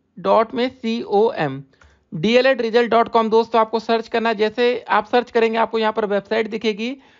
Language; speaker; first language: Hindi; native; Hindi